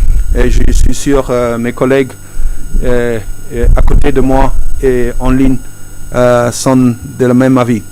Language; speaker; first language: French; non-native, fluent; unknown